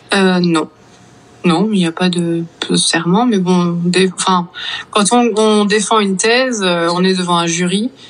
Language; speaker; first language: French; native; French